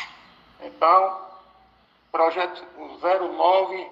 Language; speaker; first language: Portuguese; native; Portuguese